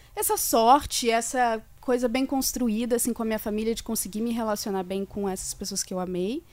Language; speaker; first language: Portuguese; native; Portuguese